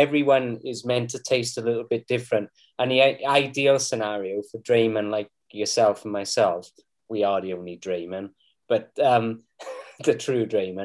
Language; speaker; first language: English; native; English